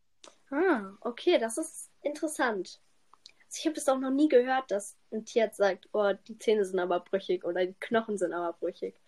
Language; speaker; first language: German; native; German